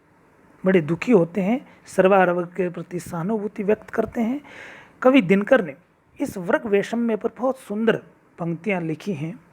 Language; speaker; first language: Hindi; native; Hindi